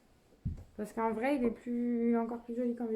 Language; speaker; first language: French; native; French